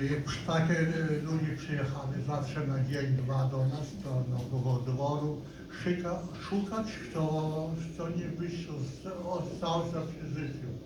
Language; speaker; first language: Polish; non-native, local second language; Yiddish